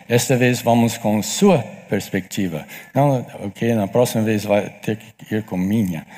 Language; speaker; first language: Portuguese; non-native, fluent; English